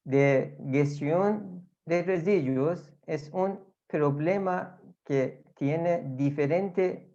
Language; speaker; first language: Spanish; non-native, fluent; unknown